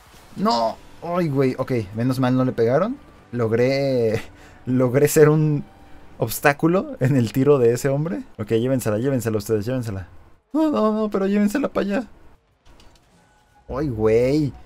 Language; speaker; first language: Spanish; native; Spanish